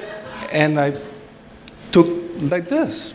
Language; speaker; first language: English; non-native, fluent; Spanish